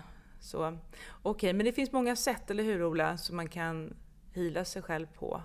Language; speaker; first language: Swedish; native; Swedish